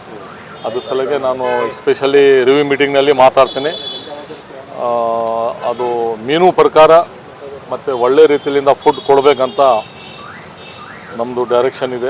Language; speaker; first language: Kannada; non-native, local second language; Urdu